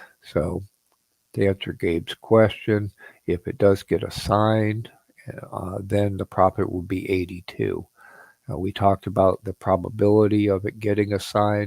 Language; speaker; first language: English; native; English